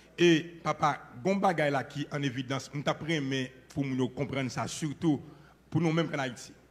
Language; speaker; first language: French; non-native, local second language; Haitian Creole